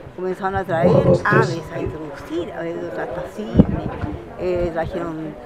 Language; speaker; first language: Spanish; native; Spanish